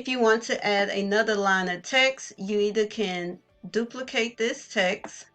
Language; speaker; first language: English; native; English